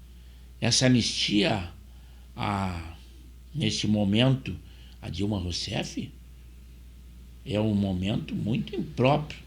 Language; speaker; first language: Portuguese; native; Portuguese